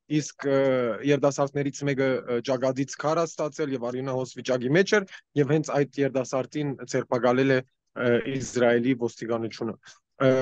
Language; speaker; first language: Armenian; early bilingual, heritage; Armenian